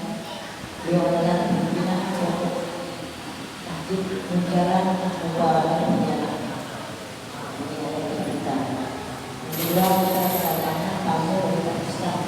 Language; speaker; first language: Indonesian; native; Indonesian